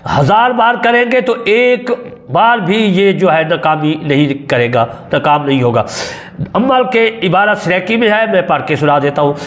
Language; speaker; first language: Urdu; non-native, local second language; Saraiki